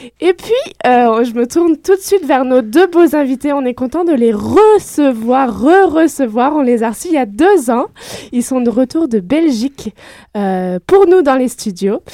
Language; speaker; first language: French; native; French